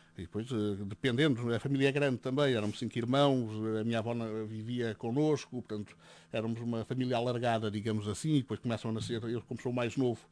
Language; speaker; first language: Portuguese; native; Portuguese